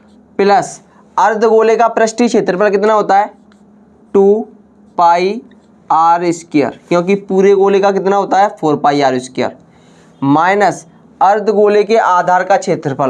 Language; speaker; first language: Hindi; native; Hindi